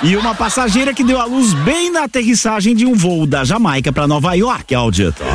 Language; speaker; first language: Portuguese; native; Portuguese